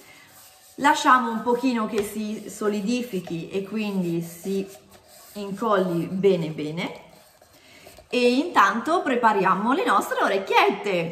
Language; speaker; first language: Italian; native; Italian